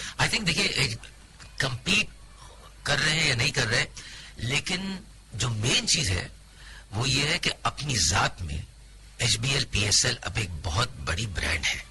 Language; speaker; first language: Urdu; native; Urdu